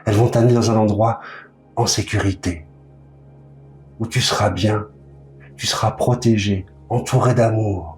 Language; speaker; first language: French; native; French